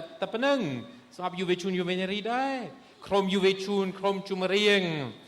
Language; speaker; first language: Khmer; non-native, fluent; French